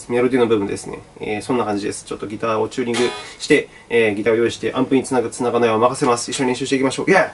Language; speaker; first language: Japanese; native; Japanese